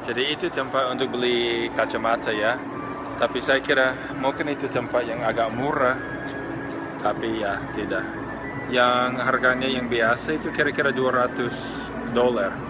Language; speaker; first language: Indonesian; non-native, fluent; English